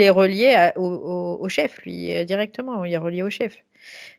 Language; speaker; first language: French; native; French